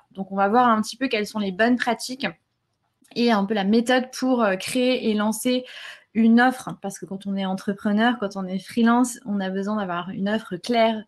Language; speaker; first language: French; native; French